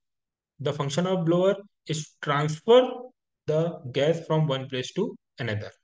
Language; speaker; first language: English; non-native, local second language; Hindi